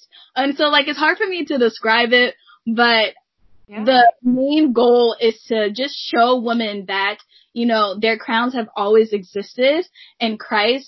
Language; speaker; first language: English; native; English